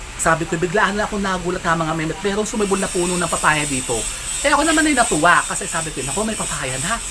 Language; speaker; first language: Filipino; native; Filipino